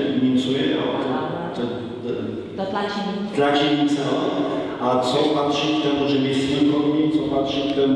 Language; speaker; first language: Czech; non-native, fluent; Polish